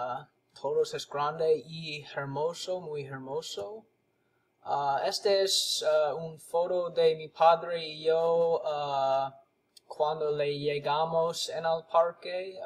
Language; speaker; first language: Spanish; non-native, learner; English